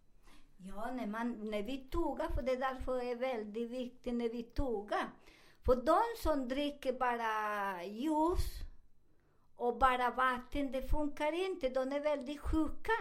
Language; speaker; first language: Swedish; non-native, learner; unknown